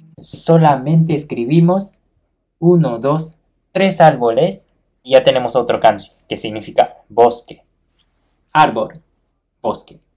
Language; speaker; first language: Spanish; non-native, fluent; Japanese